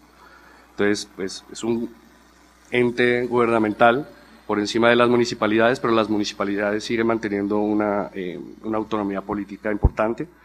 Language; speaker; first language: Spanish; native; Spanish